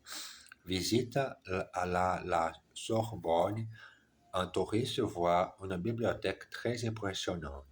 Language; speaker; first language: French; non-native, learner; German